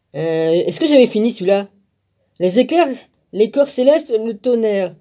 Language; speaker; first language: French; native; French